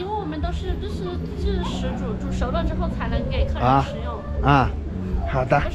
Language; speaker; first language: Chinese; native; Chinese